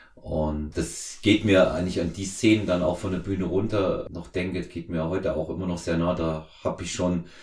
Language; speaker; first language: German; native; German